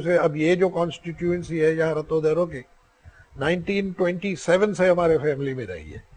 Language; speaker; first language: Urdu; non-native, local second language; Sindhi